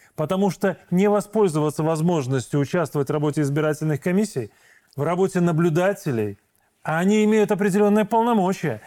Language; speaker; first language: Russian; native; Russian